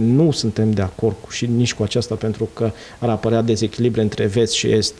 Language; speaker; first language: Romanian; native; Romanian